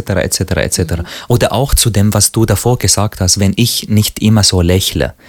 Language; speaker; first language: German; non-native, fluent; Arabic